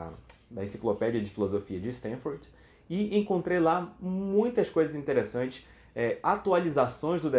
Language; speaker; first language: Portuguese; native; Portuguese